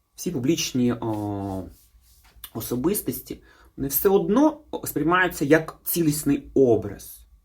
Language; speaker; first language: Ukrainian; non-native, local second language; Russian